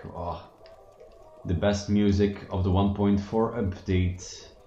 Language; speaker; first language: English; non-native, fluent; Dutch